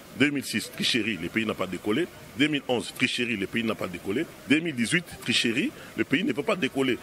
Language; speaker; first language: French; non-native, local second language; Lingala